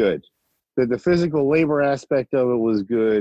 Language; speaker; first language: English; native; English